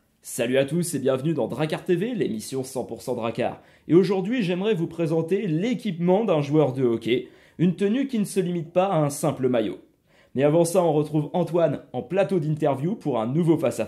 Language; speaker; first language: French; native; French